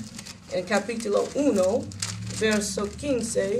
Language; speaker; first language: Spanish; non-native, learner; English